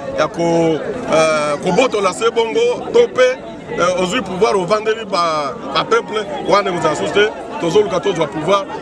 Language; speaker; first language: Lingala; non-native, local second language; Kongo